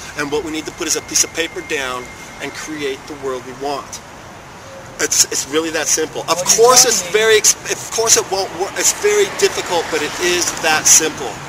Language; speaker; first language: English; native; English